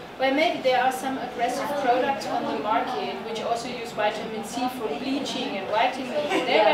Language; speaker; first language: English; non-native, fluent; German